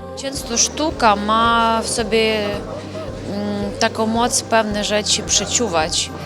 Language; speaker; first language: Polish; non-native, fluent; Ukrainian